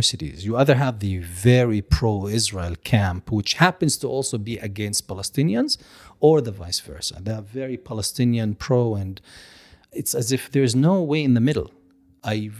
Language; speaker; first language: English; non-native, fluent; Hebrew